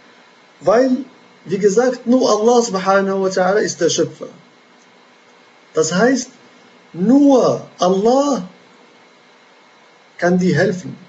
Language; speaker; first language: German; non-native, fluent; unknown